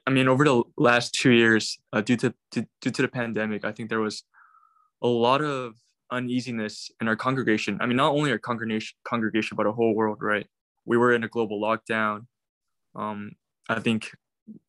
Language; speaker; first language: English; native; English